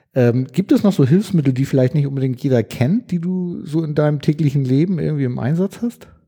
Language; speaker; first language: German; native; German